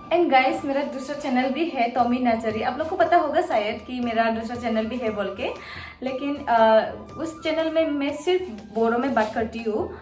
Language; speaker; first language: Hindi; non-native, local second language; Bodo